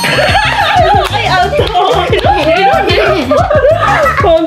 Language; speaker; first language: Japanese; native; Japanese